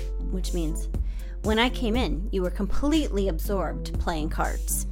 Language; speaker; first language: English; native; English